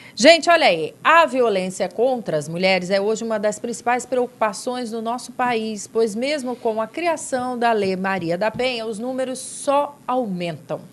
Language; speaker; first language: Portuguese; native; Portuguese